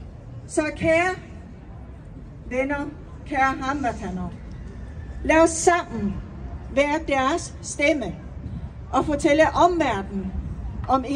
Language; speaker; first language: Danish; non-native, fluent; Persian